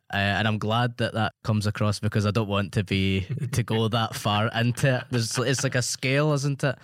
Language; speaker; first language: English; native; English